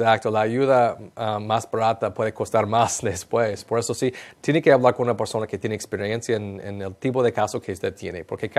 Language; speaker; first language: Spanish; non-native, fluent; English